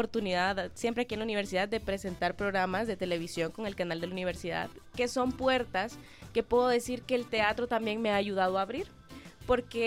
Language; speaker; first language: Spanish; native; Spanish